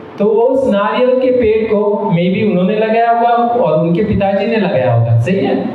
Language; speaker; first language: Hindi; non-native, local second language; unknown